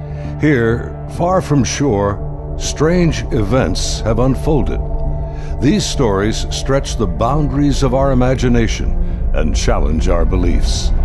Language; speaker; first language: English; native; English